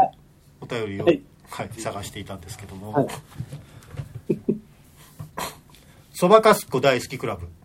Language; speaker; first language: Japanese; native; Japanese